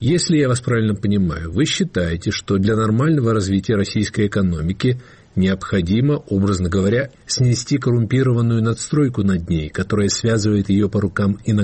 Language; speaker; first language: Russian; native; Russian